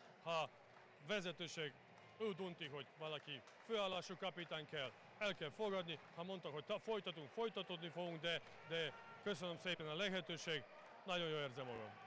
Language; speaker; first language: Hungarian; non-native, learner; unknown